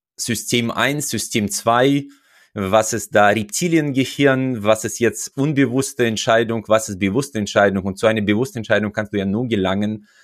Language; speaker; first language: German; non-native, fluent; Russian